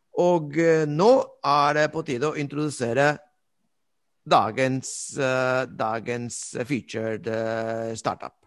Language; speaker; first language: Norwegian; non-native, fluent; Spanish